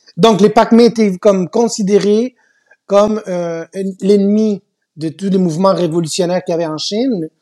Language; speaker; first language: French; native; French